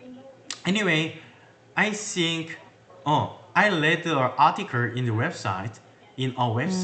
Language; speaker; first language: English; non-native, learner; Korean